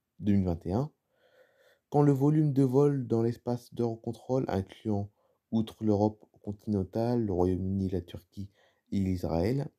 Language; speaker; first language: French; native; French